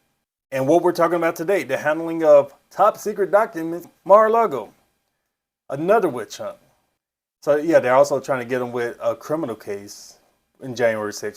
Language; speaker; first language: English; native; English